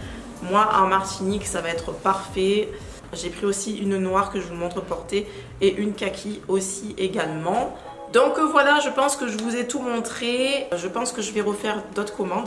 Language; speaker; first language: French; native; French